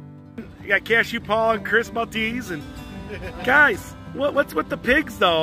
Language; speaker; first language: English; native; English